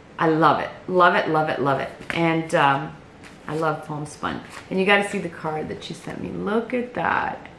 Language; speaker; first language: English; native; English